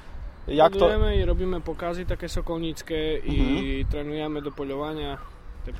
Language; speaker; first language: Polish; non-native, learner; Slovak